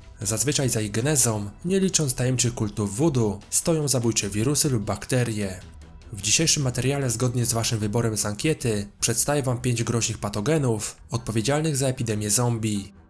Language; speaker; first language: Polish; native; Polish